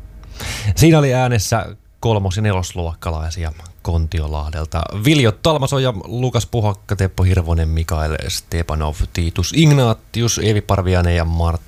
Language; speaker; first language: Finnish; native; Finnish